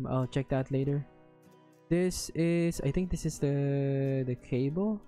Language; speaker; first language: English; non-native, local second language; Filipino